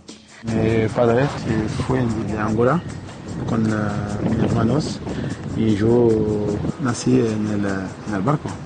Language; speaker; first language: Spanish; non-native, learner; French